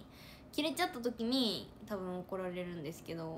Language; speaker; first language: Japanese; native; Japanese